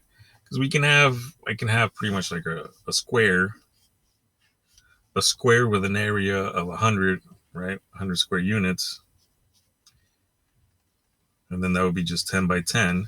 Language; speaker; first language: English; native; English